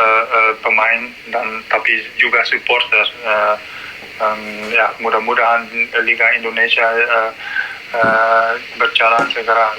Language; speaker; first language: Indonesian; non-native, learner; Dutch